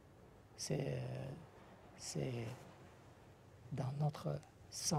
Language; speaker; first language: French; non-native, fluent; Russian